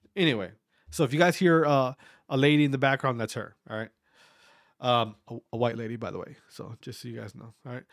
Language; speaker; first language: English; native; English